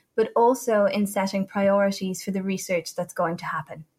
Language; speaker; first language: English; non-native, fluent; Italian